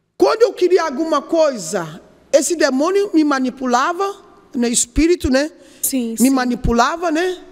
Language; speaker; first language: Portuguese; non-native, learner; Yoruba